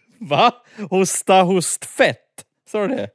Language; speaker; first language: Swedish; native; Swedish